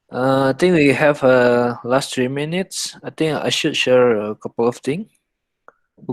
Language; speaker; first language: English; non-native, learner; Indonesian